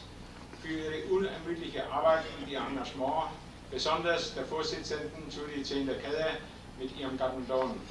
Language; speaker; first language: German; native; German